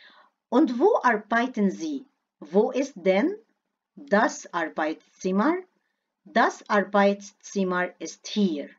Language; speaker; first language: German; non-native, fluent; Arabic